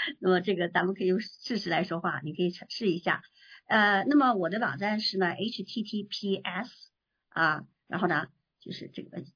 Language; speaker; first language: Chinese; native; Chinese